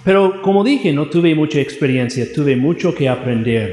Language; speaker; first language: Spanish; non-native, fluent; English